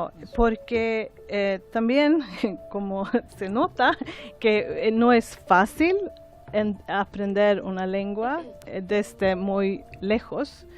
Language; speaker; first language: Spanish; non-native, learner; Swedish